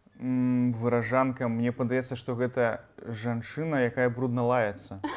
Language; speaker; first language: Belarusian; native; Belarusian